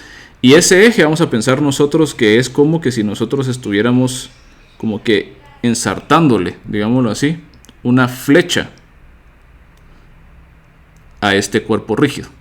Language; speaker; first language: Spanish; native; Spanish